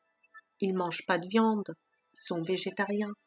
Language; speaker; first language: French; non-native, fluent; Persian